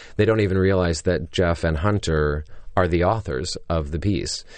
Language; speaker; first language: English; native; English